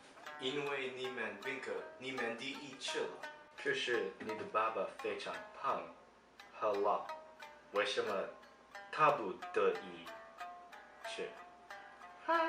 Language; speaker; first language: Chinese; non-native, learner; English